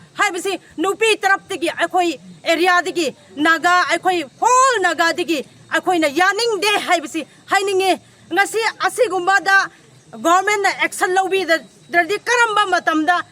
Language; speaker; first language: Manipuri; non-native, local second language; Rongmei Naga